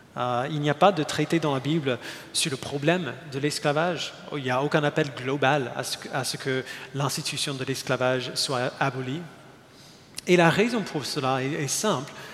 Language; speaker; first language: French; non-native, fluent; English